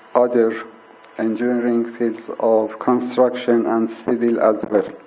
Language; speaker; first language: English; non-native, fluent; Persian